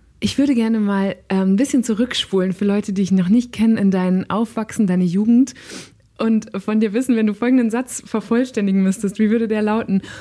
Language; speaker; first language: German; native; German